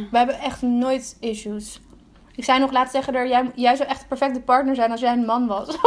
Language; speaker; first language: Dutch; native; Dutch